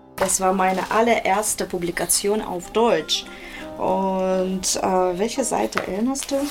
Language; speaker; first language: German; non-native, fluent; Russian